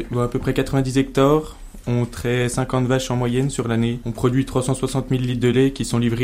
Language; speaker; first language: French; native; French